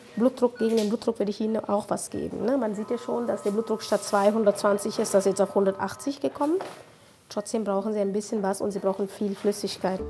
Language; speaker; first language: German; non-native, fluent; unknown